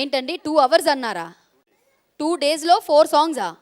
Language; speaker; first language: Telugu; native; Telugu